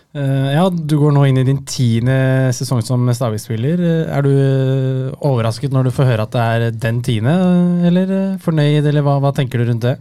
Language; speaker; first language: Norwegian; native; Norwegian